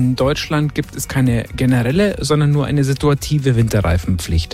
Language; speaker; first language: German; native; German